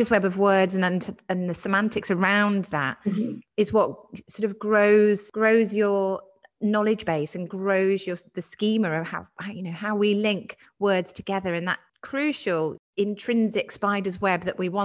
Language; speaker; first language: English; native; English